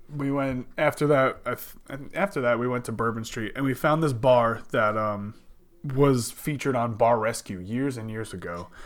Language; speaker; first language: English; native; English